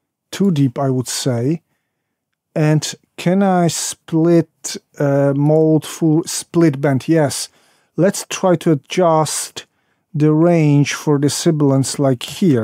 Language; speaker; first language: English; non-native, fluent; Polish